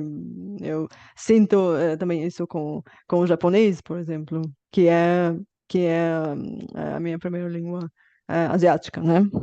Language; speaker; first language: Portuguese; non-native, fluent; Bulgarian